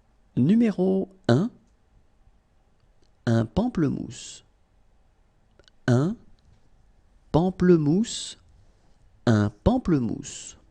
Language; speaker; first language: French; native; French